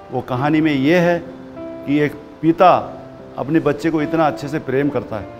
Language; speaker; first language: Hindi; early bilingual, other home language; Nepali